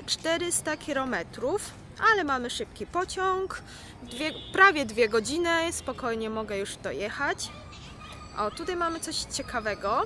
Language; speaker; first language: Polish; non-native, fluent; Chinese